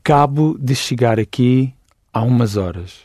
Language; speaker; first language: Portuguese; non-native, learner; English